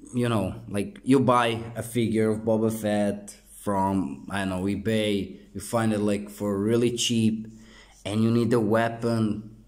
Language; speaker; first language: English; non-native, fluent; Croatian